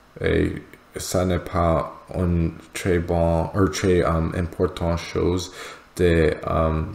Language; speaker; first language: French; non-native, learner; English